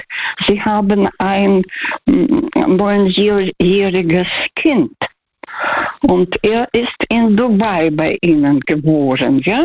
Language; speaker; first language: German; non-native, local second language; Russian